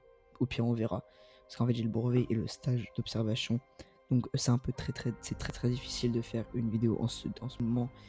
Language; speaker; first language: French; native; French